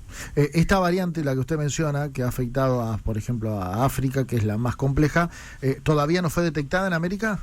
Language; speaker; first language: Spanish; native; Spanish